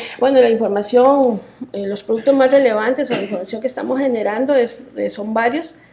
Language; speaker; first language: Spanish; native; Spanish